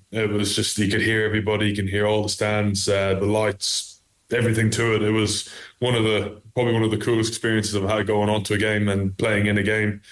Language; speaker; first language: English; native; English